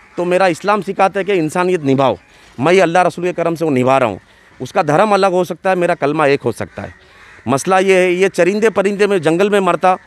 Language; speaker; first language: Hindi; native; Hindi